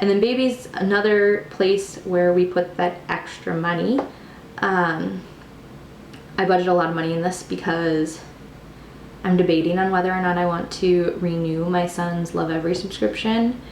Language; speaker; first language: English; native; English